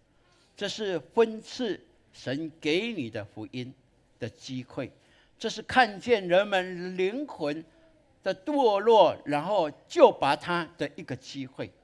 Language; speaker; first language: Chinese; native; Chinese